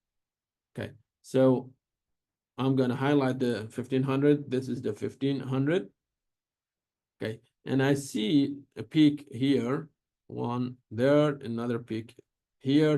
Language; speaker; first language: English; non-native, fluent; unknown